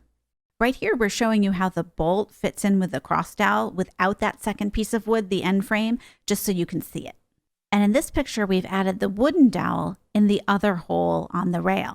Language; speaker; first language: English; native; English